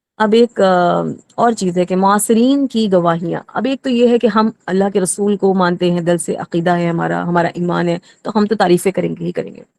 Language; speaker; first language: Urdu; native; Urdu